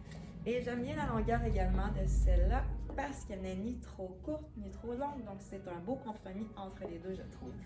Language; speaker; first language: French; native; French